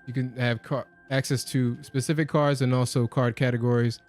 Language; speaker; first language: English; native; English